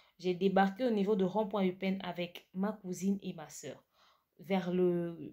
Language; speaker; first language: French; non-native, local second language; Lingala